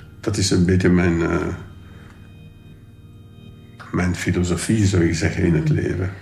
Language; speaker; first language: Dutch; non-native, local second language; French